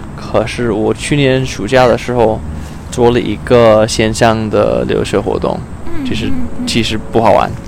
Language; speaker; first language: Chinese; non-native, fluent; English